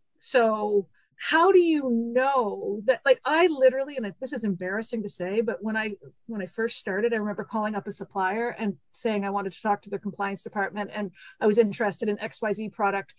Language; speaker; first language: English; native; English